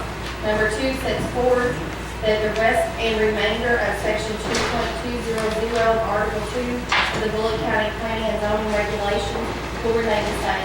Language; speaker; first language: English; native; English